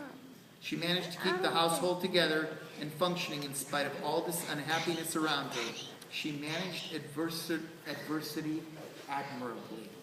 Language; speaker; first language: English; native; English